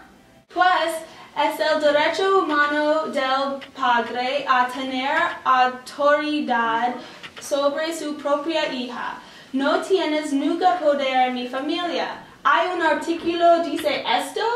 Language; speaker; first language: Spanish; non-native, learner; English